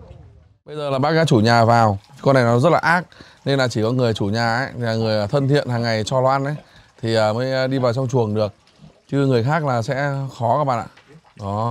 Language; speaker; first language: Vietnamese; native; Vietnamese